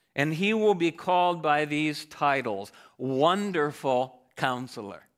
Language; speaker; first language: English; native; English